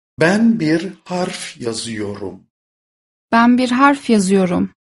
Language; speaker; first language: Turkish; non-native, fluent; Persian